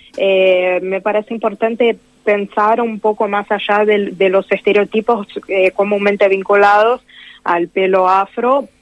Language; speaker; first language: Spanish; non-native, fluent; Portuguese